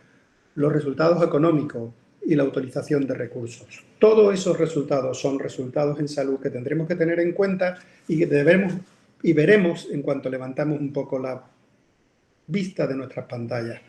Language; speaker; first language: Spanish; native; Spanish